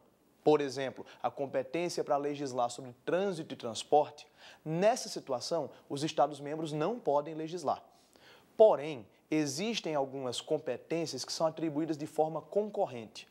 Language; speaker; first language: Portuguese; native; Portuguese